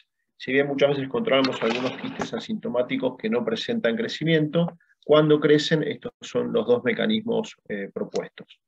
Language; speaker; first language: Spanish; native; Spanish